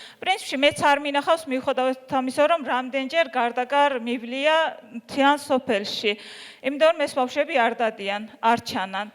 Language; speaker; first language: Georgian; non-native, local second language; Azerbaijani